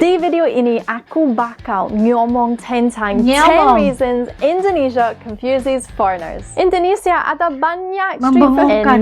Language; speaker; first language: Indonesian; non-native, learner; English